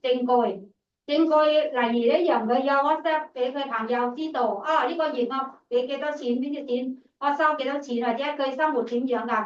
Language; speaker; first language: Cantonese; non-native, fluent; Thai